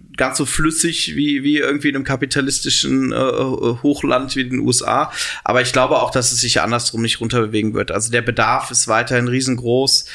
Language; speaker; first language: German; native; German